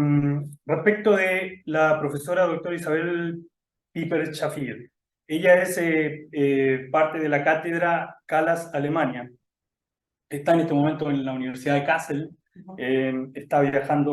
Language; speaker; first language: Spanish; native; Spanish